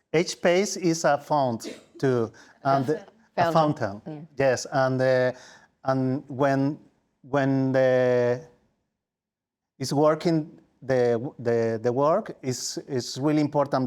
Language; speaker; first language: English; non-native, learner; Spanish